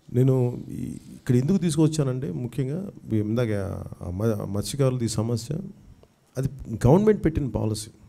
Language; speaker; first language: Telugu; native; Telugu